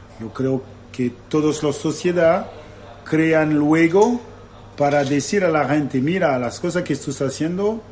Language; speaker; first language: Spanish; non-native, learner; Italian